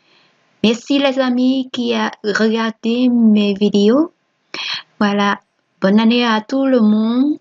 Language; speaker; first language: French; non-native, learner; Vietnamese